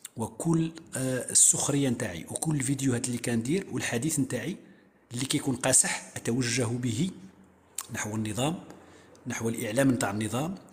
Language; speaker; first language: Arabic; native; Arabic